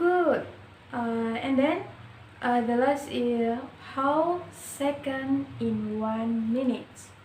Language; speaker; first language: English; non-native, learner; Indonesian